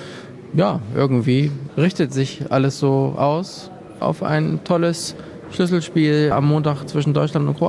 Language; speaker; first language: German; native; German